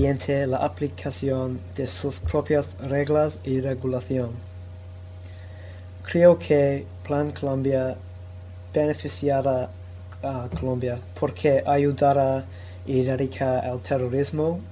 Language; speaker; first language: Spanish; non-native, learner; English